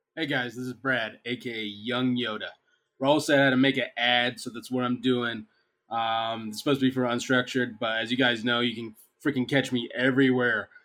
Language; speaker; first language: English; native; English